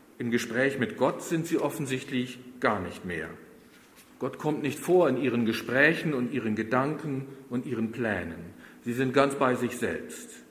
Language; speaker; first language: German; native; German